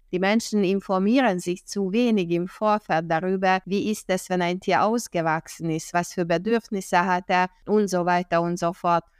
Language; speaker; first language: German; non-native, fluent; Hungarian